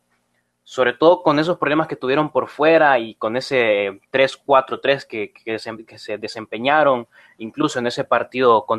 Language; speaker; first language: Spanish; native; Spanish